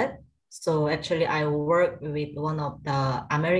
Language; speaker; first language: English; non-native, learner; Korean